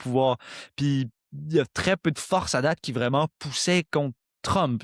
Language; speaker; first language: French; native; French